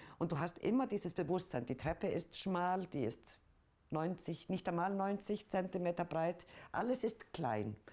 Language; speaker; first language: German; non-native, fluent; Icelandic